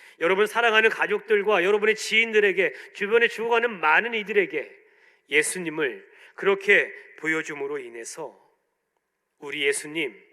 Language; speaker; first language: Korean; native; Korean